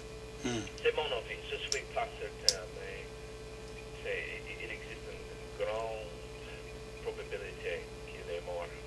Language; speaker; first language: French; non-native, learner; English